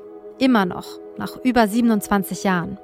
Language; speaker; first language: German; native; German